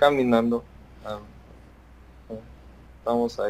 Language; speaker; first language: Spanish; early bilingual, heritage; Spanish